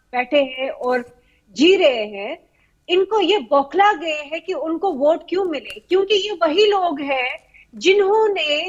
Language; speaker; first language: Hindi; native; Hindi